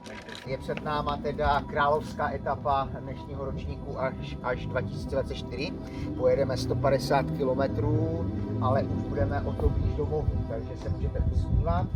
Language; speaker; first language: Czech; native; Czech